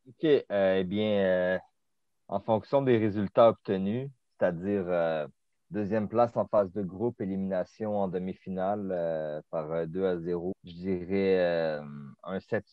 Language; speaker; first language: French; native; French